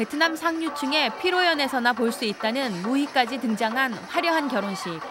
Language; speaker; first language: Korean; native; Korean